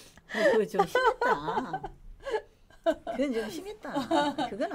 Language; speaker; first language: Korean; native; Korean